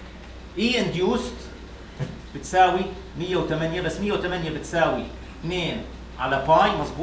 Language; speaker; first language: Arabic; native; Arabic